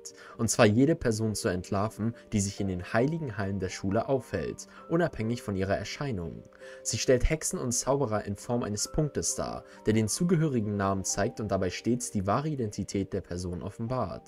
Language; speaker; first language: German; native; German